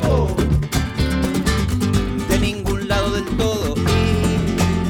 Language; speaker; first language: English; non-native, fluent; Spanish